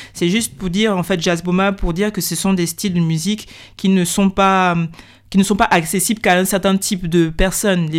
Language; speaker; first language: French; native; French